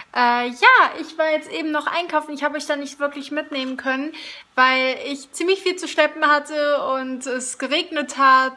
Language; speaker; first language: German; native; German